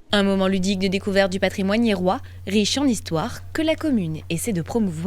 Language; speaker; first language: French; native; French